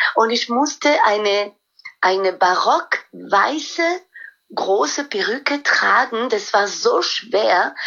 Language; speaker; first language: German; non-native, fluent; French